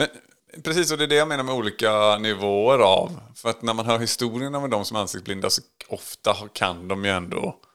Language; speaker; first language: Swedish; native; Swedish